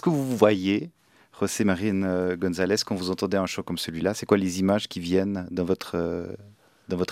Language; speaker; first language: French; native; French